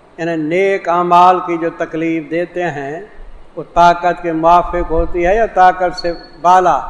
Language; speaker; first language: Urdu; non-native, local second language; Saraiki